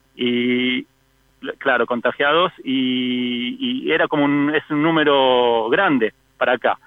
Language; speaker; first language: Spanish; native; Spanish